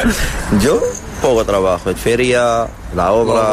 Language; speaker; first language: Spanish; non-native, learner; Arabic